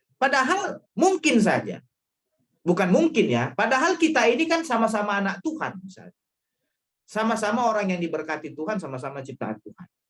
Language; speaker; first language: Indonesian; non-native, local second language; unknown